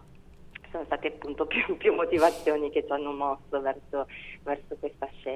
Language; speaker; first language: Italian; native; Italian